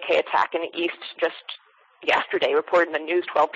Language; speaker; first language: English; native; English